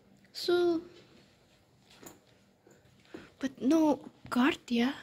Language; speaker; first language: English; non-native, learner; Indonesian